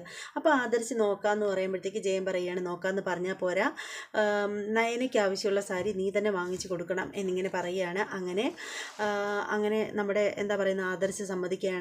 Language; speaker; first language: Malayalam; native; Malayalam